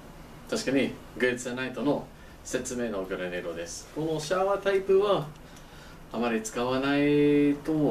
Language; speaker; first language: Japanese; non-native, learner; English